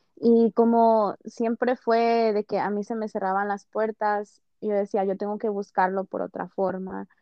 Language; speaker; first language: Spanish; early bilingual, heritage; Spanish